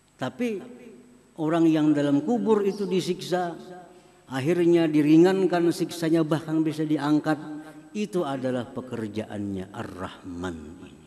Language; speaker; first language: Indonesian; non-native, local second language; Banjar